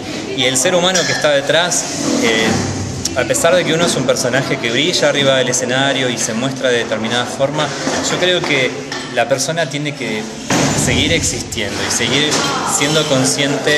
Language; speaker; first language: Spanish; native; Spanish